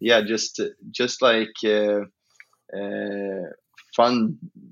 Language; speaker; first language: English; non-native, fluent; Swedish